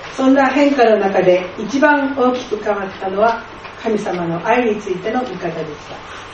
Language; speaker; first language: Japanese; native; Japanese